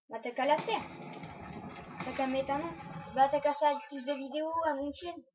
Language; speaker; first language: French; native; French